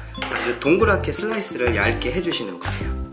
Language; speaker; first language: Korean; native; Korean